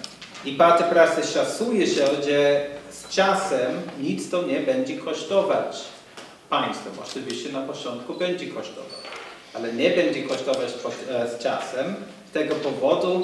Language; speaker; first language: Polish; non-native, fluent; English